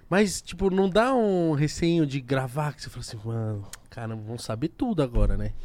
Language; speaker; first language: Portuguese; native; Portuguese